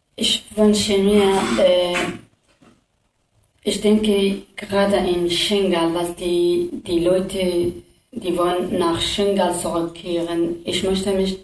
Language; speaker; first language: German; non-native, learner; Kurdish